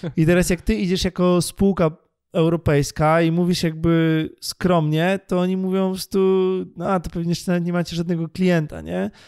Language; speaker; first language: Polish; native; Polish